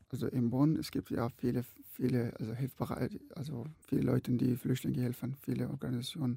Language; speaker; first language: German; non-native, learner; Arabic